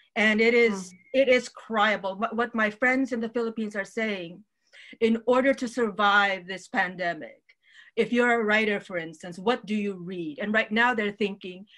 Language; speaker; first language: English; non-native, local second language; Waray